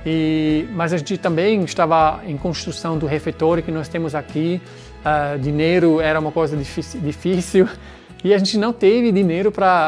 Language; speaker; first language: Portuguese; non-native, fluent; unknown